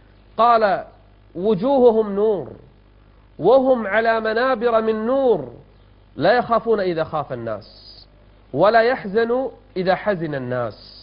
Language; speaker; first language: Arabic; native; Arabic